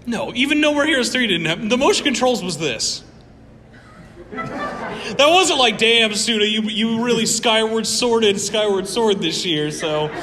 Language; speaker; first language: English; native; English